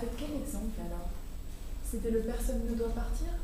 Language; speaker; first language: French; native; French